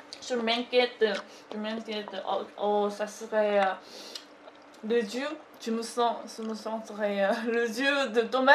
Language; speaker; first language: French; non-native, learner; Korean